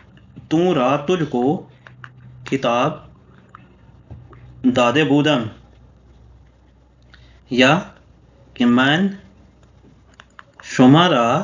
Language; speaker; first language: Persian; non-native, fluent; Urdu